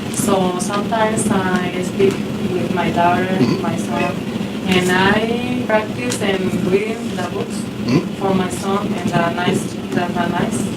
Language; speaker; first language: English; non-native, learner; Spanish